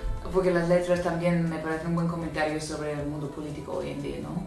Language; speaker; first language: Spanish; non-native, fluent; English